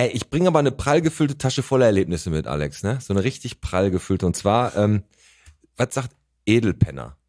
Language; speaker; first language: German; native; German